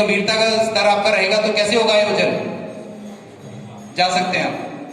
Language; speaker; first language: Hindi; native; Hindi